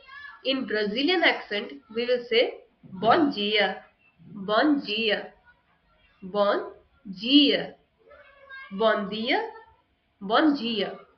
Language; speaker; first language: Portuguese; non-native, fluent; Hindi